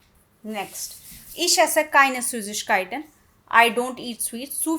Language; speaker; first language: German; non-native, fluent; Hindi